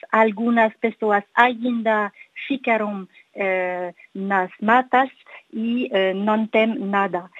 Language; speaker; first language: Portuguese; non-native, learner; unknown